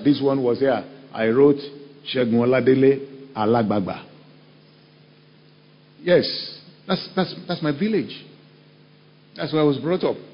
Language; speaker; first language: English; non-native, local second language; Yoruba